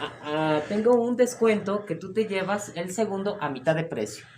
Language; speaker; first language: Spanish; native; Spanish